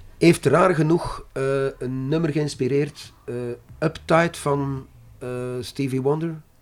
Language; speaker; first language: Dutch; non-native, local second language; French